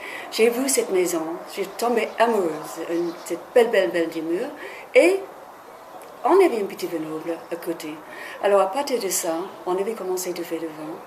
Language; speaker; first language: French; non-native, fluent; English